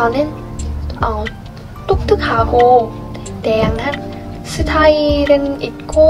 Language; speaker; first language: Korean; non-native, learner; Vietnamese